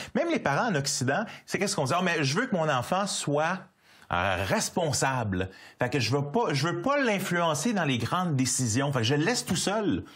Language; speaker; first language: French; native; French